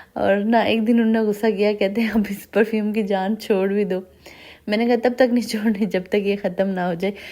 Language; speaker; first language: Hindi; non-native, local second language; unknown